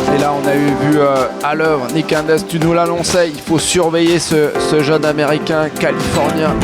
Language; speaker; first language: French; native; French